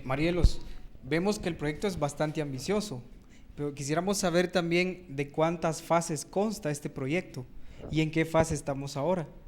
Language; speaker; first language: Spanish; native; Spanish